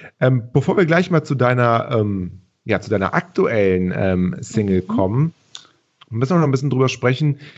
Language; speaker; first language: German; native; German